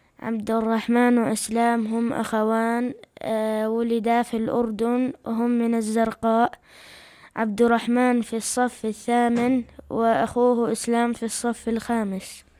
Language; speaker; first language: Arabic; early bilingual, other home language; Chechen